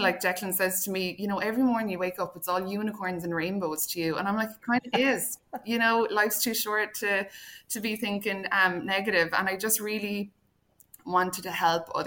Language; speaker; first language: English; native; English